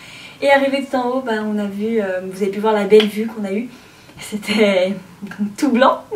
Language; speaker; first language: French; native; French